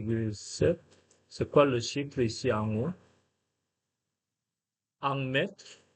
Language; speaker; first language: French; non-native, fluent; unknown